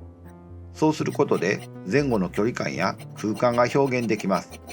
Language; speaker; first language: Japanese; native; Japanese